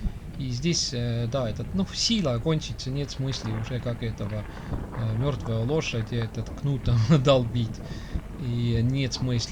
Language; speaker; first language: Russian; non-native, local second language; Estonian